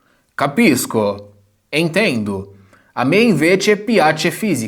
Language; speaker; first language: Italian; non-native, fluent; Portuguese